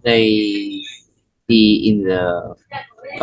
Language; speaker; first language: English; non-native, learner; Vietnamese